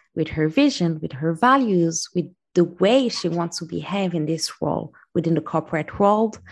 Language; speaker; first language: English; non-native, fluent; Arabic